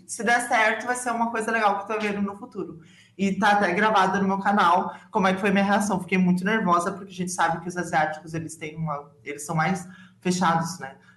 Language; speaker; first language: Portuguese; native; Portuguese